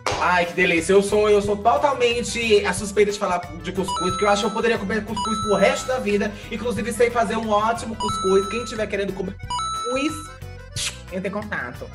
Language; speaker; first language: Portuguese; native; Portuguese